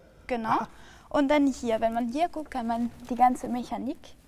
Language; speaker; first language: German; non-native, fluent; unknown